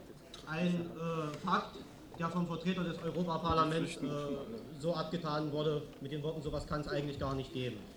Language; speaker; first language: German; native; German